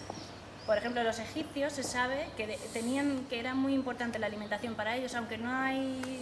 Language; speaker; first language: Spanish; native; Spanish